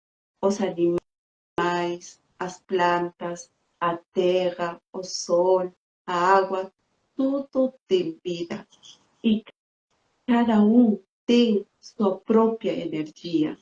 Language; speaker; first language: Portuguese; non-native, fluent; Spanish